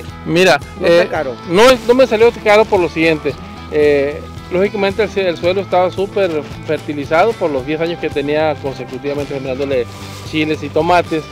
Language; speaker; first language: Spanish; native; Spanish